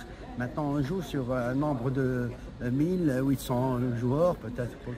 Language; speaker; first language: French; non-native, local second language; Arabic